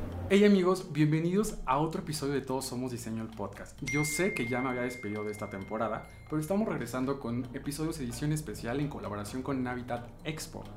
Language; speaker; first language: Spanish; native; Spanish